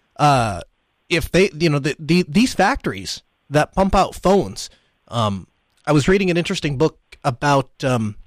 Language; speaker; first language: English; early bilingual, other home language; Hindi